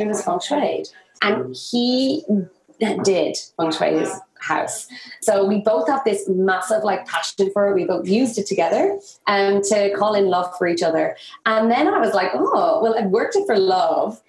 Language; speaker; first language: English; native; English